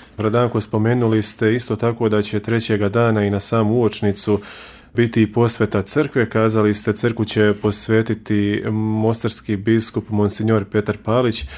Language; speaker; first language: Croatian; native; Croatian